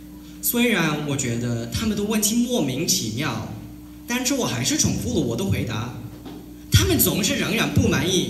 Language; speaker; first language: Chinese; non-native, learner; Cantonese